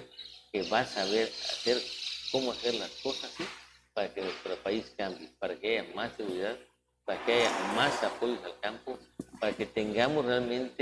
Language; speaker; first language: Spanish; native; Spanish